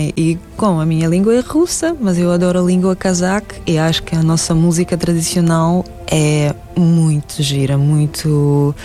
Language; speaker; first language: Portuguese; non-native, fluent; Russian